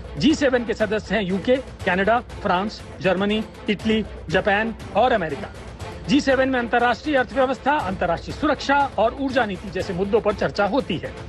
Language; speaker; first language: Hindi; native; Hindi